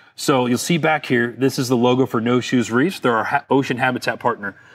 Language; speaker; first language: English; native; English